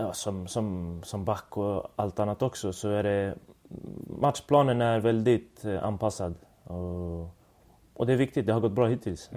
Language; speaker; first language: Swedish; early bilingual, other home language; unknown